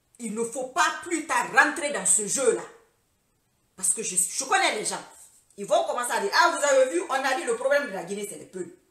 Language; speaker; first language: French; non-native, local second language; Fula